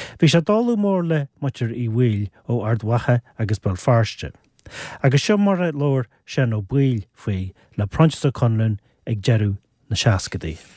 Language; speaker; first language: Irish; native; Irish